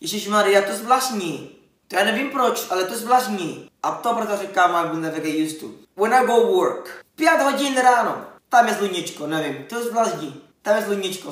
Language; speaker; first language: Czech; non-native, learner; Spanish